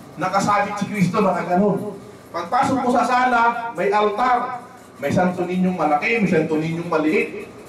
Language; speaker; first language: Filipino; non-native, local second language; Waray